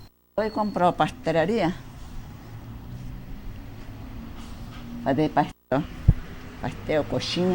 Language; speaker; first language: Portuguese; early bilingual, other home language; Japanese